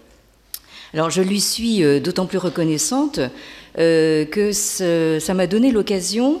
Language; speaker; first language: French; native; French